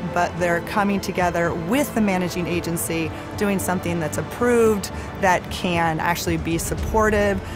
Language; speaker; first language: English; native; English